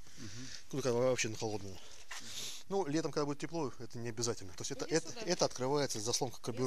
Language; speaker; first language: Russian; native; Russian